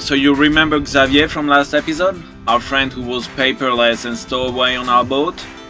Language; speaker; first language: English; non-native, fluent; French